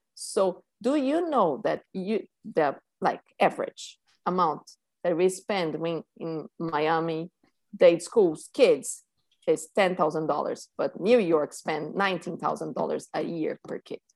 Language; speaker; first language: English; non-native, fluent; Portuguese